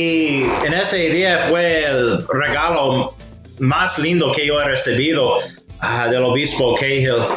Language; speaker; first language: Spanish; non-native, fluent; English